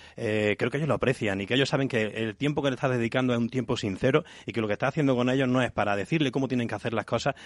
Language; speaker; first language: Spanish; native; Spanish